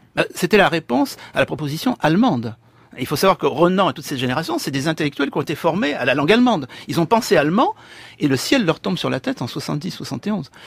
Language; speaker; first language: French; native; French